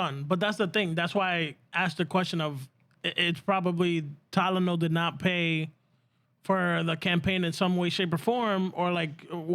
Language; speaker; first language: English; early bilingual, other home language; Spanish